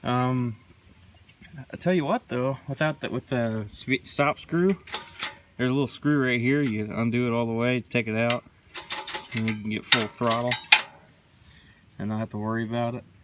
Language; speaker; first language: English; native; English